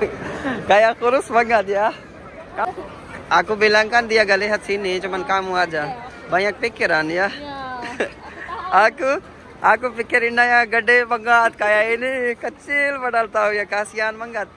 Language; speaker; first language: Indonesian; non-native, learner; Urdu